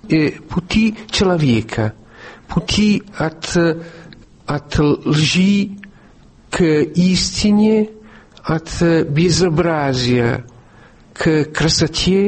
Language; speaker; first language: Russian; non-native, fluent; Italian